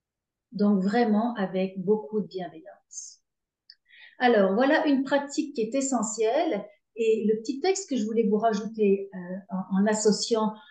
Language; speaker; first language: French; native; French